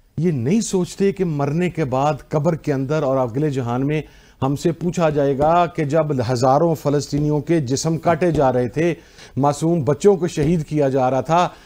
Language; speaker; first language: Urdu; non-native, local second language; Punjabi